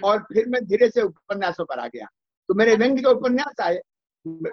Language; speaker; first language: Hindi; native; Hindi